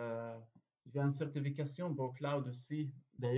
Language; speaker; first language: French; non-native, learner; Arabic